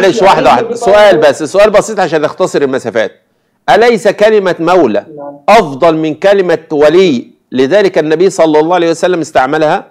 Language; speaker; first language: Arabic; native; Arabic